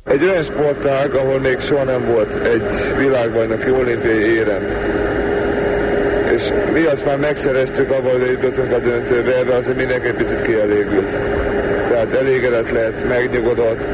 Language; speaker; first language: Hungarian; native; Hungarian